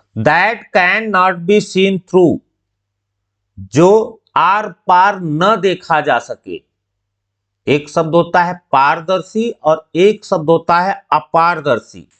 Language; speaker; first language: Hindi; native; Hindi